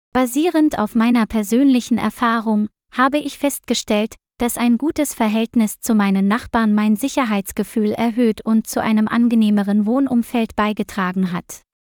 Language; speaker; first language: German; non-native, learner; Vietnamese